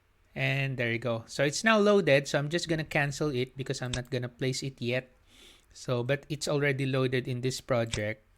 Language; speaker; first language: English; non-native, local second language; Filipino